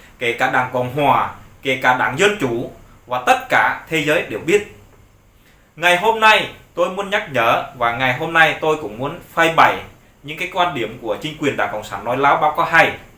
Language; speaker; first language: Vietnamese; non-native, local second language; Jarai